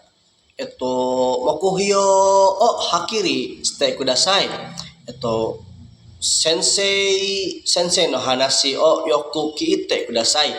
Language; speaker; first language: Japanese; non-native, learner; Indonesian